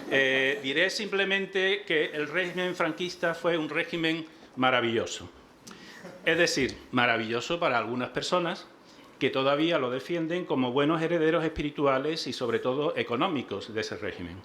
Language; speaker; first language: Spanish; native; Spanish